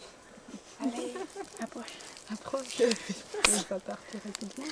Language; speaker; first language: French; non-native, learner; Malagasy